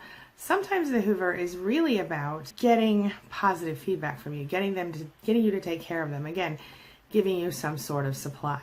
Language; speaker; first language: English; native; English